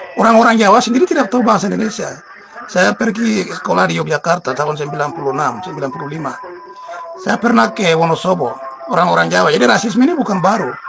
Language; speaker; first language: Indonesian; non-native, local second language; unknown